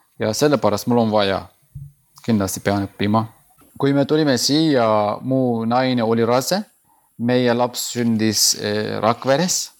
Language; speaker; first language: Estonian; non-native, learner; Turkish